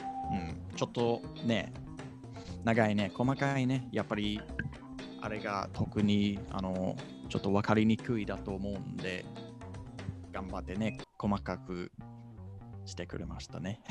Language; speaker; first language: Japanese; non-native, fluent; English